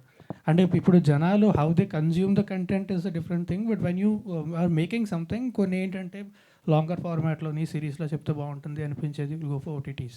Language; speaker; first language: Telugu; native; Telugu